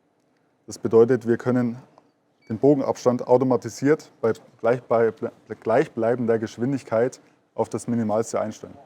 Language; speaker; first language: German; native; German